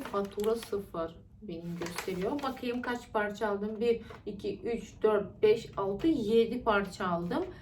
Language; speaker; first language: Turkish; non-native, fluent; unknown